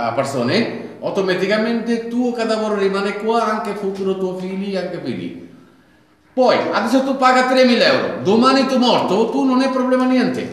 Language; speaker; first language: Italian; non-native, learner; Bangla